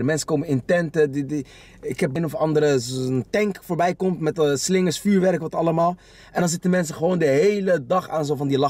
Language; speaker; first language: Dutch; native; Dutch